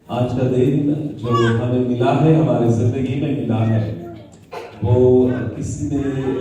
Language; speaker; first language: Hindi; non-native, local second language; Marathi